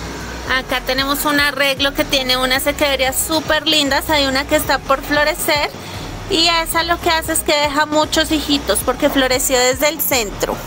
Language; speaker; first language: Spanish; native; Spanish